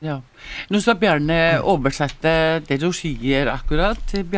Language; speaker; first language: Norwegian; non-native, learner; Icelandic